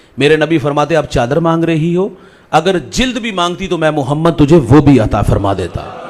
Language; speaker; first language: Urdu; non-native, local second language; Punjabi